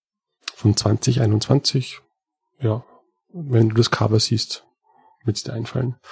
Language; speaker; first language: German; native; German